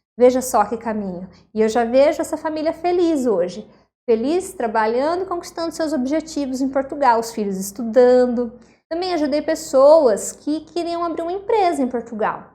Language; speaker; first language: Portuguese; native; Portuguese